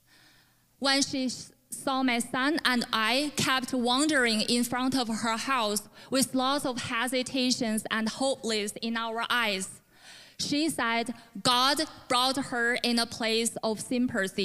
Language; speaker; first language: English; non-native, fluent; Chinese